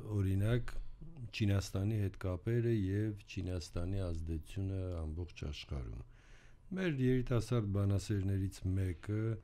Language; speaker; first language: Armenian; native; Armenian